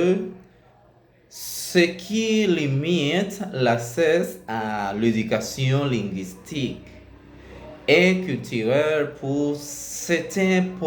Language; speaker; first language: French; non-native, learner; Spanish